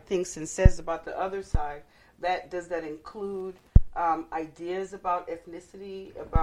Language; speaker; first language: English; native; English